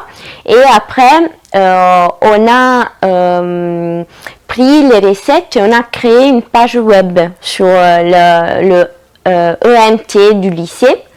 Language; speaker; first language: French; non-native, fluent; Italian